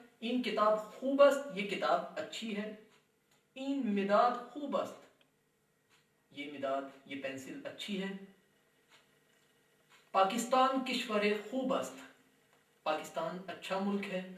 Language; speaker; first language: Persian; non-native, fluent; Urdu